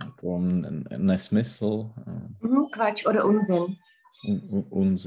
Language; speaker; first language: German; non-native, fluent; Czech